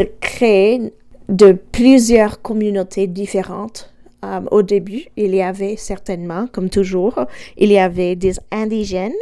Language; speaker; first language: French; non-native, fluent; English